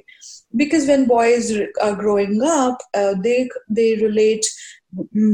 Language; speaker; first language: English; non-native, local second language; Hindi